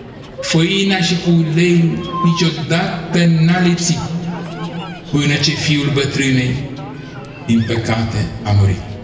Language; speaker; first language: Romanian; native; Romanian